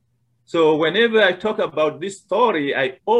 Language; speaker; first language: English; non-native, fluent; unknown